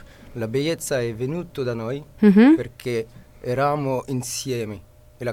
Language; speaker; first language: Italian; non-native, learner; French